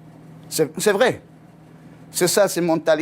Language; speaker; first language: French; non-native, local second language; Arabic